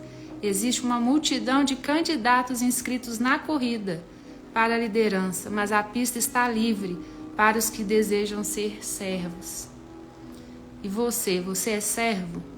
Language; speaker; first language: Portuguese; native; Portuguese